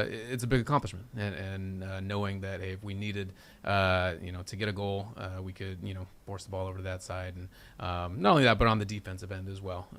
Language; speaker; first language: English; native; English